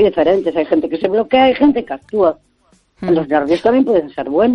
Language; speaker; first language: Spanish; native; Spanish